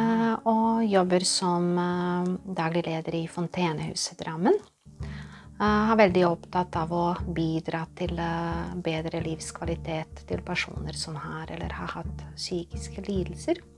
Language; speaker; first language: Norwegian; non-native, fluent; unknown